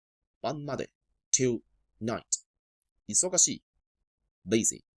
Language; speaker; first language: Japanese; non-native, fluent; Cantonese